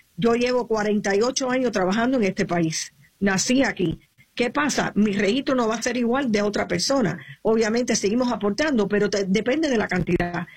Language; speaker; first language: Spanish; early bilingual, heritage; Spanish